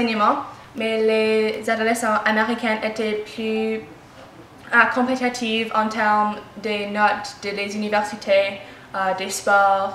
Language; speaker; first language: French; non-native, learner; English